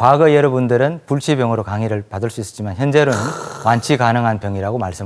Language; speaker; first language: Korean; native; Korean